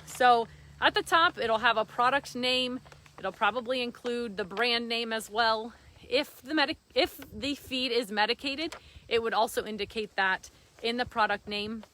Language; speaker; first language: English; native; English